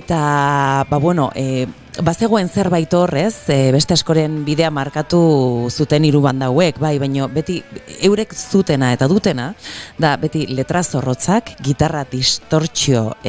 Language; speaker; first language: Basque; native; Basque